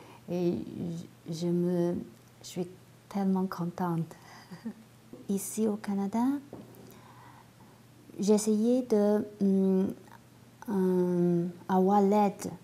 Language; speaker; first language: French; non-native, learner; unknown